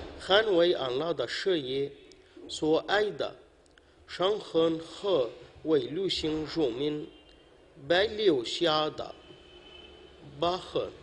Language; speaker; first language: Chinese; non-native, learner; Arabic